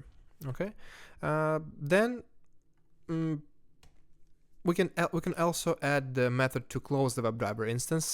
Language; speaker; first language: English; non-native, fluent; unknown